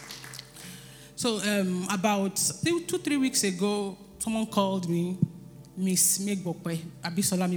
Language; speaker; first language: English; non-native, local second language; Yoruba